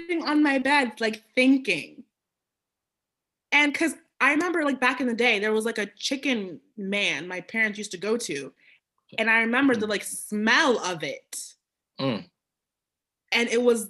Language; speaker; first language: English; native; English